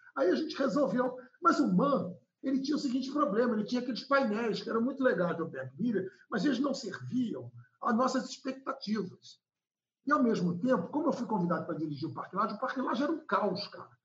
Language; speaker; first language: Portuguese; native; Portuguese